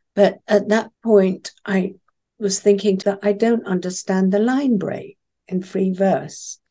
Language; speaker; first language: English; non-native, local second language; Persian